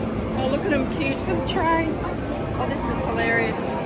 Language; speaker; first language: English; native; English